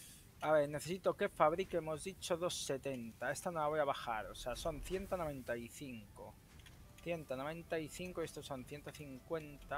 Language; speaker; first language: Spanish; native; Spanish